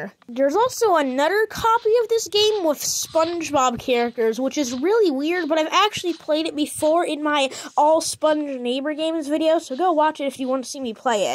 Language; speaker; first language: English; native; English